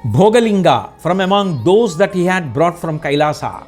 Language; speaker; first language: English; non-native, local second language; Telugu